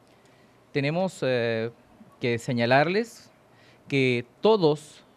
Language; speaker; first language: Spanish; native; Spanish